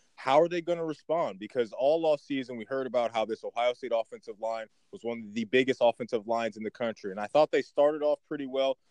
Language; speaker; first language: English; native; English